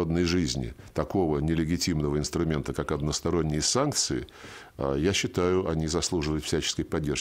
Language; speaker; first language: Russian; native; Russian